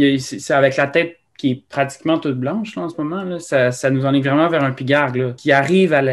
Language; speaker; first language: French; native; French